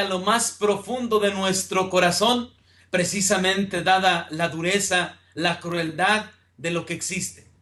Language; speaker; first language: Spanish; native; Spanish